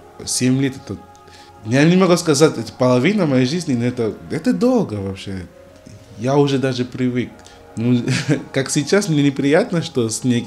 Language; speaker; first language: Russian; non-native, learner; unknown